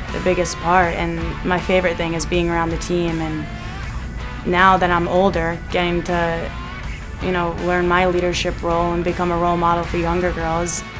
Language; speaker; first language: English; native; English